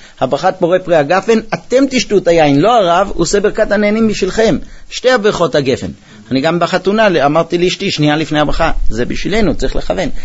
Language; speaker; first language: Hebrew; early bilingual, heritage; Hebrew